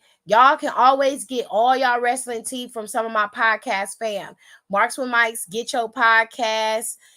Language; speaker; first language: English; native; English